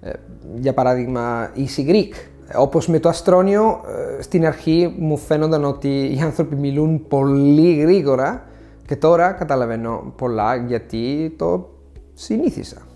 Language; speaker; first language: Greek; non-native, fluent; Italian